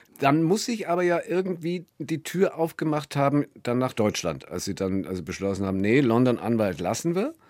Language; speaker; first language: German; native; German